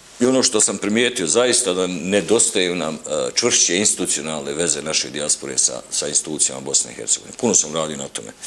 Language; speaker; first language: Bosnian; native; Bosnian